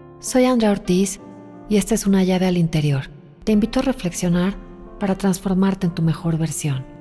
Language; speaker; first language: Spanish; native; Spanish